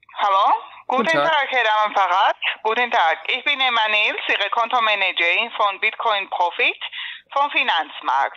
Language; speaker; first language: German; non-native, learner; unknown